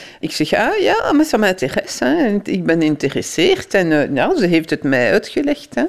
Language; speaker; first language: Dutch; non-native, local second language; French